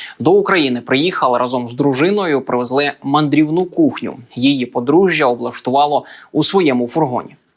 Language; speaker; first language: Ukrainian; native; Ukrainian